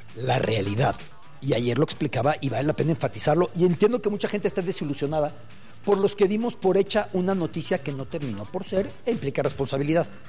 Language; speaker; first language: Spanish; native; Spanish